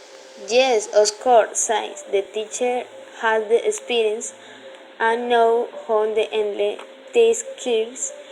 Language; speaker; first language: English; non-native, learner; Spanish